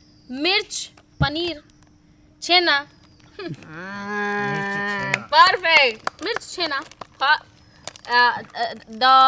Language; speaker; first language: English; non-native, learner; Hindi